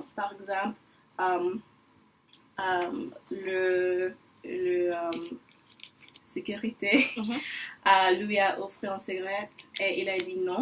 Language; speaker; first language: French; non-native, learner; English